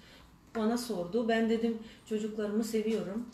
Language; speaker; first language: Turkish; early bilingual, heritage; Turkish